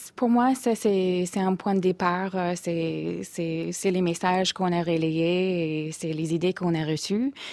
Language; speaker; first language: French; non-native, fluent; English